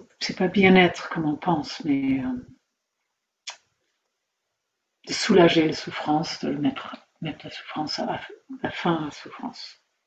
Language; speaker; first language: French; native; French